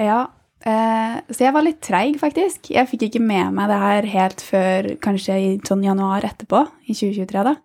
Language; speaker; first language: Norwegian; native; Norwegian